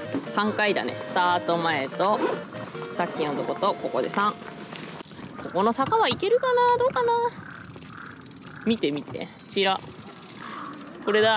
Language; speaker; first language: Japanese; native; Japanese